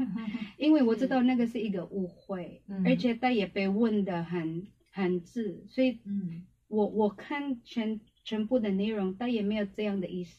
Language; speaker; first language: Chinese; non-native, learner; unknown